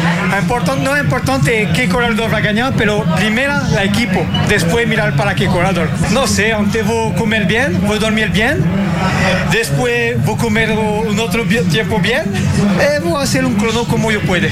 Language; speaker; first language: Portuguese; non-native, learner; French